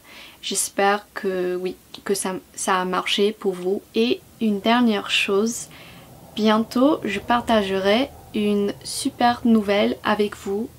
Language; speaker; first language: French; non-native, fluent; English